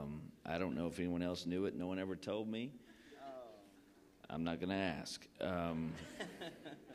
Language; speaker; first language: English; native; English